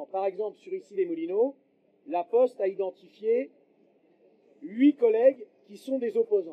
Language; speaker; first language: French; native; French